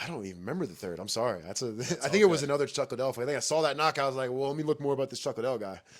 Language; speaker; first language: English; native; English